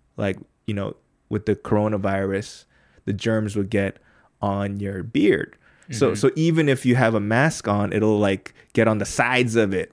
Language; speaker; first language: English; early bilingual, other home language; Korean